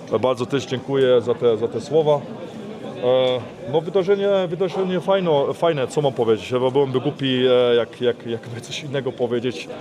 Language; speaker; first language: Polish; early bilingual, heritage; Polish